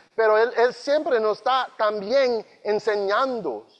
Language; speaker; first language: Spanish; non-native, learner; English